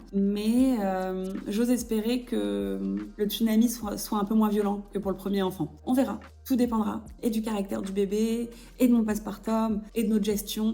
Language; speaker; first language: French; native; French